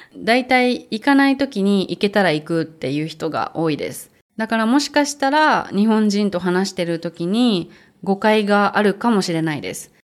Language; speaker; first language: Japanese; native; Japanese